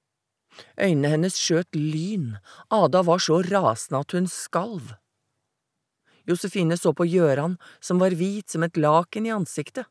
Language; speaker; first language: Norwegian; native; Norwegian